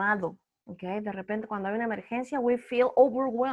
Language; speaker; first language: Spanish; native; Spanish